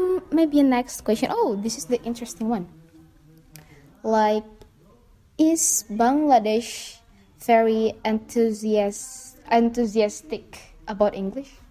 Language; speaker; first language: English; non-native, fluent; Indonesian